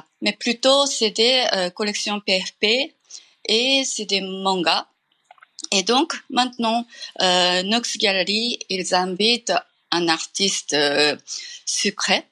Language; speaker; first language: French; non-native, fluent; Japanese